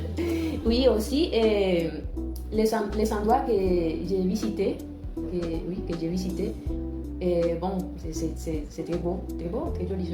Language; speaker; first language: French; non-native, learner; Spanish